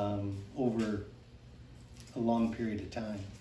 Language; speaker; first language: English; native; English